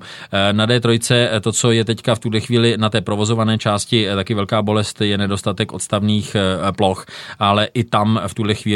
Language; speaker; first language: Czech; native; Czech